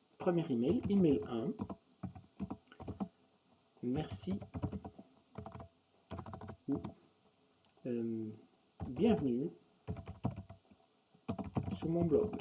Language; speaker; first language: French; native; French